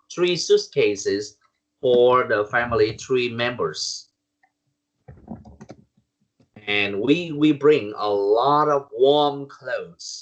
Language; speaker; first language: English; non-native, learner; Vietnamese